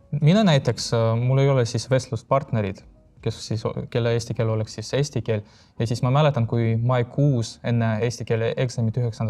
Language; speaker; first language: Estonian; non-native, local second language; Russian